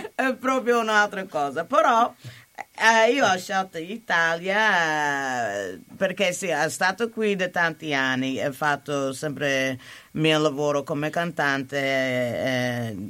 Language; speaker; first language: Italian; non-native, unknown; English